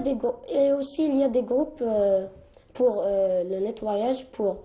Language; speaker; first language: French; non-native, learner; Arabic